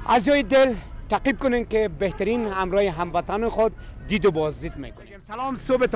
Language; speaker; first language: Persian; native; Persian